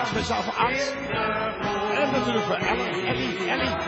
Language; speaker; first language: Dutch; native; Dutch